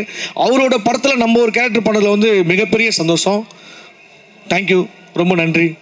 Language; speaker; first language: Tamil; native; Tamil